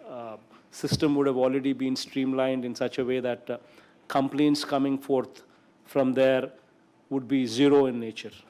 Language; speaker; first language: English; non-native, local second language; Telugu